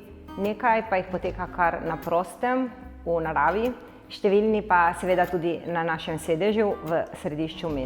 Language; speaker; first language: Slovenian; native; Slovenian